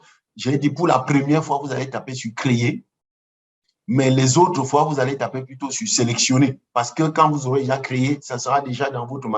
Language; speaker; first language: French; non-native, local second language; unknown